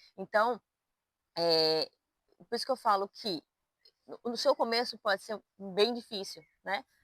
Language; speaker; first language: Portuguese; native; Portuguese